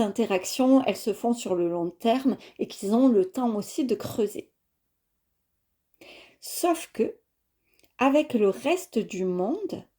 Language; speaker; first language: French; native; French